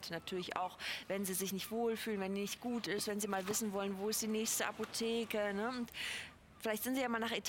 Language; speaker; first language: German; native; German